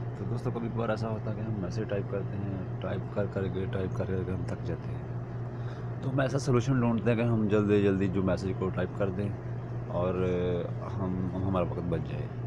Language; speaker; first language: Urdu; native; Urdu